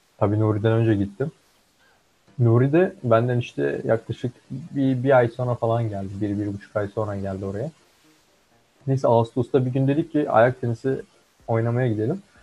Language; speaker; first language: Turkish; native; Turkish